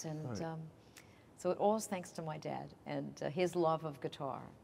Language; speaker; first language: English; native; English